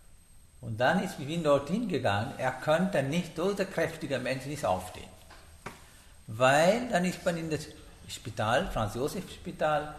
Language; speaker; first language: German; non-native, learner; Sinhala